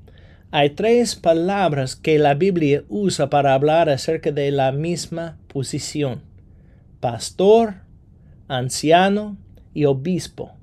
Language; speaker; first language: Spanish; non-native, fluent; English